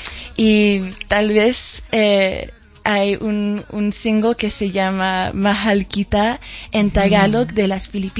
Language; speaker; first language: Spanish; early bilingual, heritage; Spanish